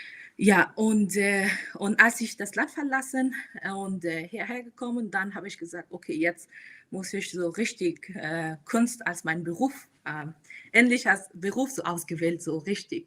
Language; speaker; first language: German; non-native, fluent; Persian